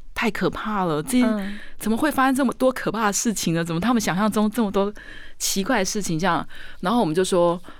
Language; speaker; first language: Chinese; native; Chinese